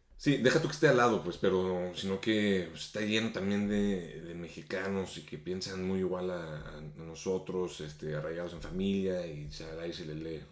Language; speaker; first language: Spanish; native; Spanish